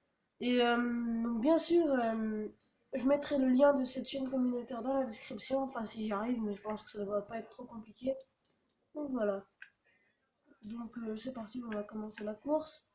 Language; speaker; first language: French; native; French